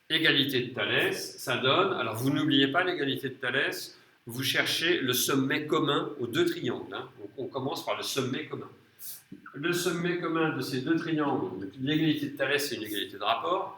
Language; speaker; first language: French; native; French